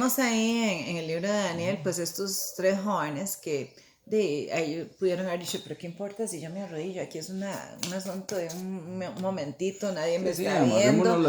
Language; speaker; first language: Spanish; native; Spanish